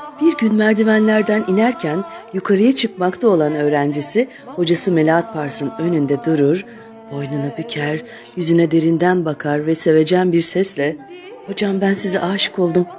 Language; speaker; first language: Turkish; native; Turkish